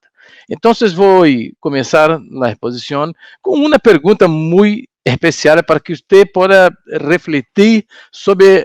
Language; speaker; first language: Spanish; non-native, learner; Portuguese